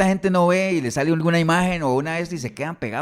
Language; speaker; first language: Spanish; native; Spanish